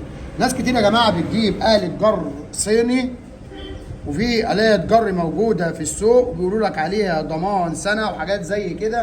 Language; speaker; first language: Arabic; native; Arabic